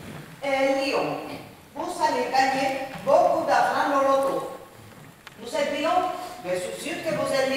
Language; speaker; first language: French; non-native, learner; Spanish